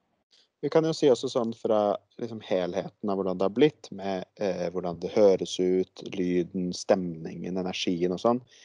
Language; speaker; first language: Norwegian; native; Norwegian